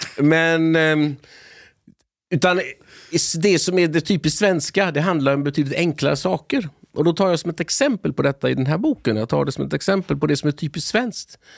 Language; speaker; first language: Swedish; native; Swedish